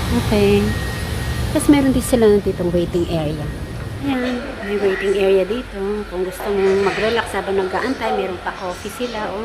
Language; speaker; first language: Filipino; native; Filipino